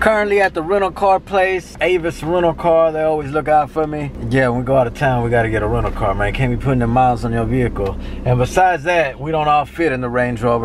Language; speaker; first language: English; native; English